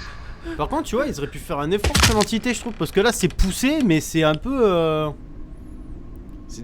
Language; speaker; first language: French; native; French